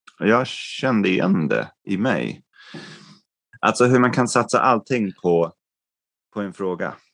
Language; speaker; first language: Swedish; non-native, fluent; English